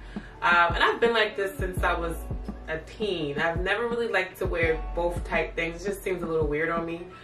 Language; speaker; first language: English; native; English